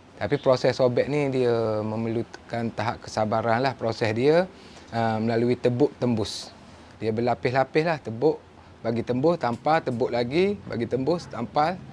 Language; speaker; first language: Malay; native; Malay